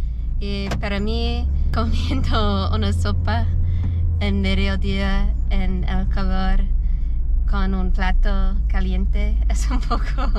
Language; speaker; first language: Spanish; non-native, learner; English